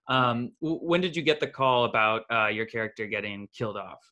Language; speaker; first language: English; native; English